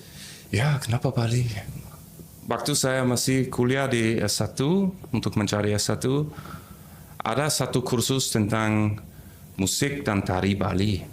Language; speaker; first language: Indonesian; non-native, fluent; German